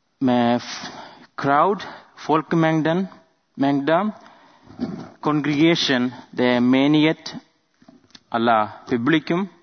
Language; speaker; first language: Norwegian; non-native, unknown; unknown